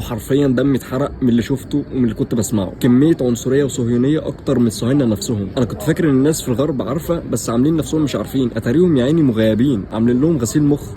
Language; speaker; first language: Arabic; native; Arabic